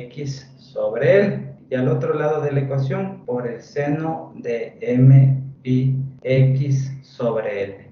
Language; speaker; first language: Spanish; native; Spanish